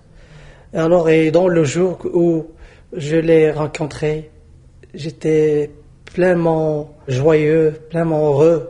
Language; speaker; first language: French; non-native, local second language; Arabic